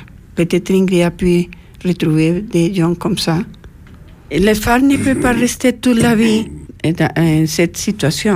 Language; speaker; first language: French; non-native, fluent; Spanish